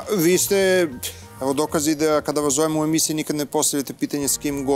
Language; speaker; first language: Serbian; native; Serbian